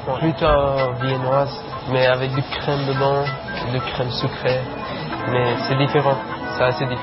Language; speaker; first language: French; non-native, learner; Persian